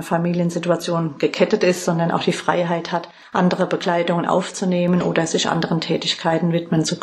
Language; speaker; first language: German; native; German